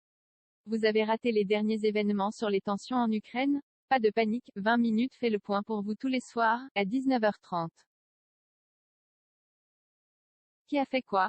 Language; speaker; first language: French; native; French